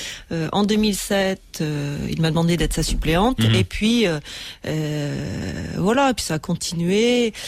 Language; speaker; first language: French; native; French